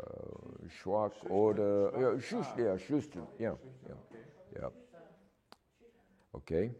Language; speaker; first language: German; non-native, learner; English